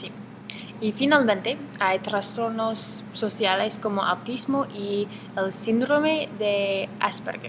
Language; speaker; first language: Spanish; non-native, learner; English